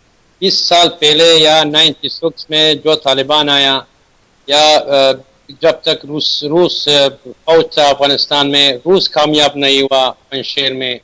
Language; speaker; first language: Hindi; non-native, learner; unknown